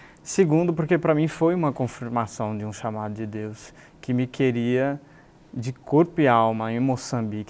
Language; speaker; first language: Portuguese; native; Portuguese